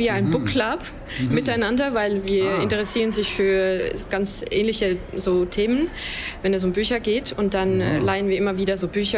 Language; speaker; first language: German; non-native, fluent; Estonian